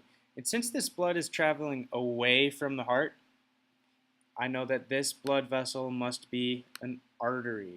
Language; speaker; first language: English; native; English